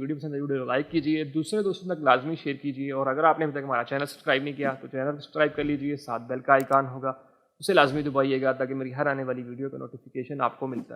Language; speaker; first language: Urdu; non-native, local second language; Punjabi